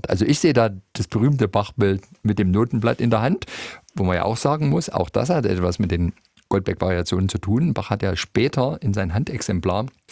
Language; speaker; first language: German; native; German